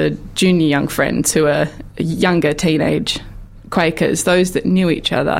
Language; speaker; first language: English; native; English